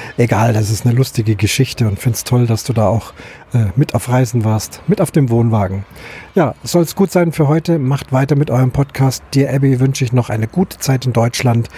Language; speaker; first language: German; native; German